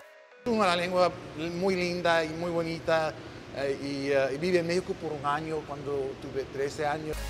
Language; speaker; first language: Spanish; non-native, learner; English